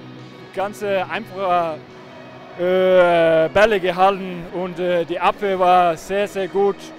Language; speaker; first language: German; non-native, learner; Icelandic